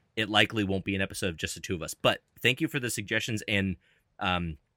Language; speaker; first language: English; native; English